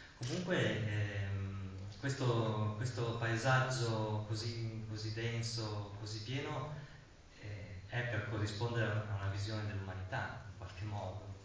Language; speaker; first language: Italian; native; Italian